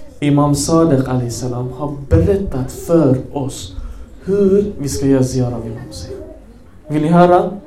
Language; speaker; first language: Swedish; early bilingual, other home language; Arabic